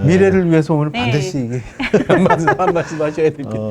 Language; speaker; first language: Korean; native; Korean